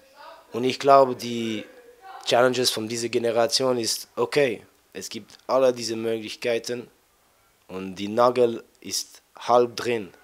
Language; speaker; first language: German; non-native, fluent; French